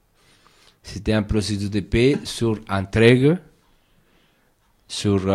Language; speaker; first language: French; non-native, fluent; Spanish